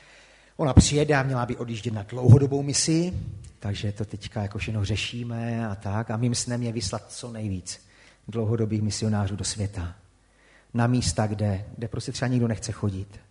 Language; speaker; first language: Czech; native; Czech